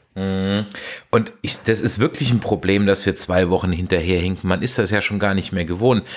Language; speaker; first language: German; native; German